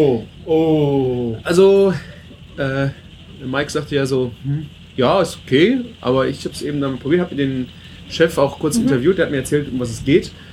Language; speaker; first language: German; native; German